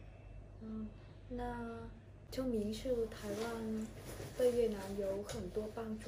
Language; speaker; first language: Chinese; non-native, learner; Vietnamese